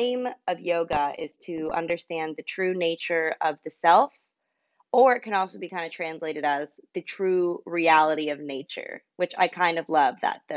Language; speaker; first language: English; native; English